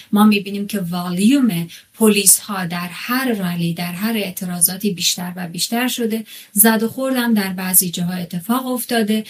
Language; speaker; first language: Persian; non-native, local second language; Kurdish